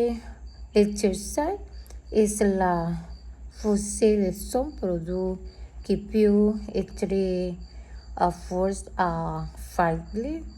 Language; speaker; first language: French; non-native, learner; Spanish